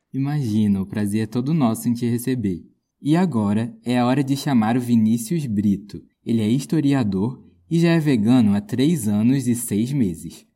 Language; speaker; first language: Portuguese; native; Portuguese